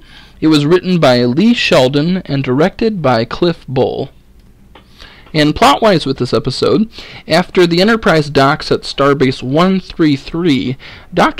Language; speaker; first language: English; native; English